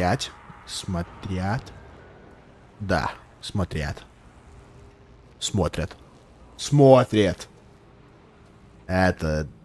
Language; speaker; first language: Russian; non-native, learner; English